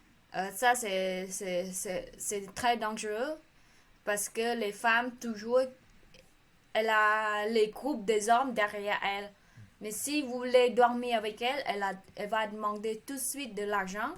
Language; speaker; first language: French; non-native, learner; Khmer